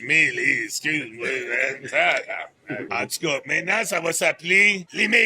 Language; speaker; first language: French; native; French